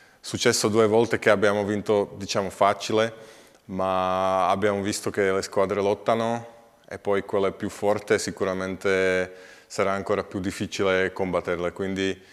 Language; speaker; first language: Italian; non-native, learner; Slovak